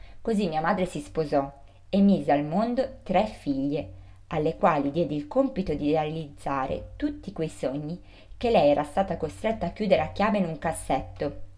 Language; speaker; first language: Italian; early bilingual, other home language; Urdu